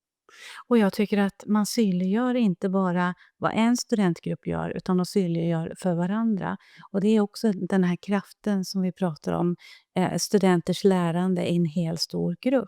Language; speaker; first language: Swedish; native; Swedish